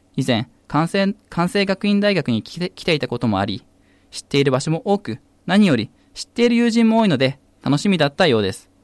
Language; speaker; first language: Japanese; native; Japanese